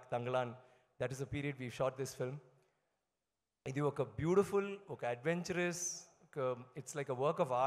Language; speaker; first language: Telugu; non-native, fluent; Tamil